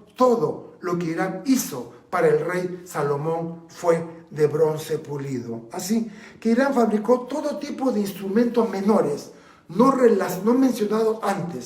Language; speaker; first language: Spanish; native; Spanish